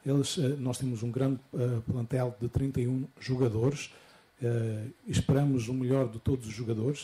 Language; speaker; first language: Portuguese; non-native, fluent; Greek